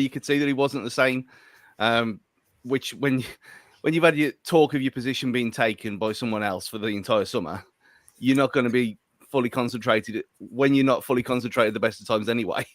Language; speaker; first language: English; native; English